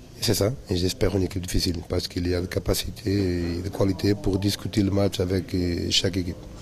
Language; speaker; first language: French; non-native, learner; Portuguese